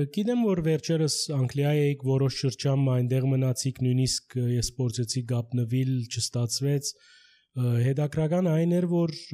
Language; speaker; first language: Armenian; early bilingual, heritage; Armenian